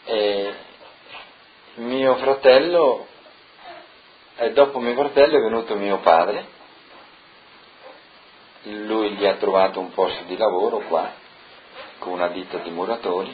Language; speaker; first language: Italian; non-native, local second language; Friulian